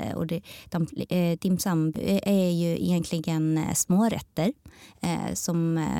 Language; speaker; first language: Swedish; native; Swedish